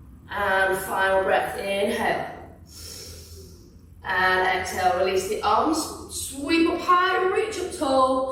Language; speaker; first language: English; native; English